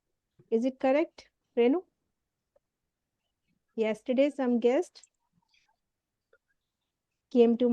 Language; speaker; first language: English; non-native, fluent; Hindi